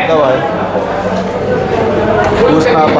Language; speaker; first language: Russian; non-native, learner; Hindi